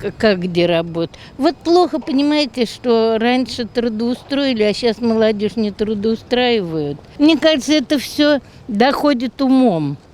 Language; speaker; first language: Russian; native; Russian